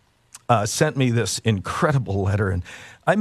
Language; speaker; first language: English; native; English